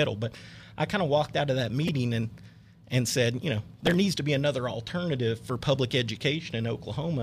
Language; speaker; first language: English; native; English